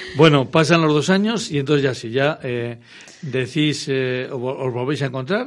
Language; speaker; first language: Spanish; native; Spanish